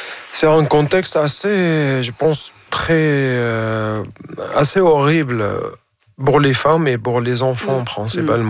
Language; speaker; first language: French; non-native, fluent; Arabic